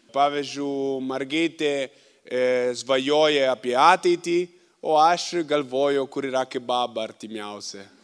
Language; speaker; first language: Lithuanian; non-native, fluent; Italian